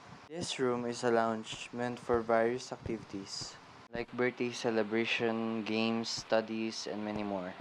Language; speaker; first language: English; non-native, local second language; Filipino